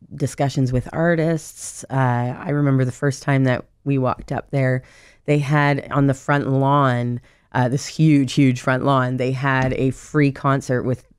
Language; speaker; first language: English; native; English